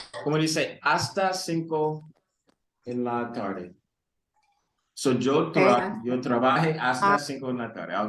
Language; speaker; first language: Spanish; early bilingual, heritage; Spanish